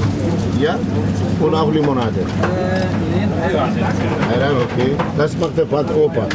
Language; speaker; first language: German; non-native, local second language; Turkish